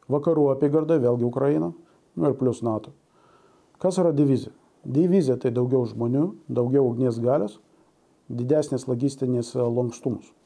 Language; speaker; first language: Lithuanian; non-native, local second language; Russian